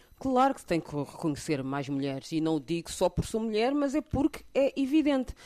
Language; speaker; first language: Portuguese; early bilingual, other home language; Kabuverdianu